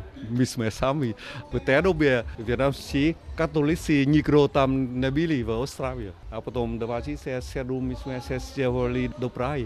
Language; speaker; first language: Czech; non-native, learner; Vietnamese